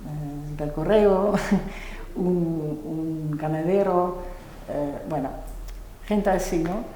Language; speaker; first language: Spanish; non-native, fluent; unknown